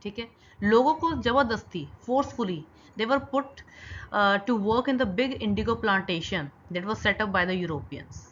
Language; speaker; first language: Hindi; non-native, local second language; Punjabi